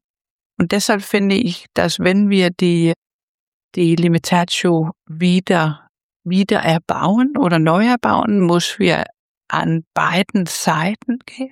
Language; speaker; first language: German; non-native, fluent; Danish